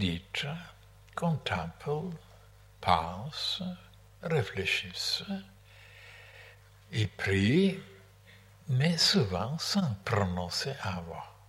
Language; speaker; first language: French; non-native, fluent; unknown